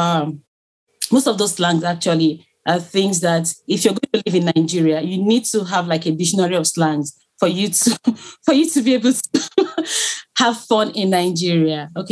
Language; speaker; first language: English; non-native, local second language; Igbo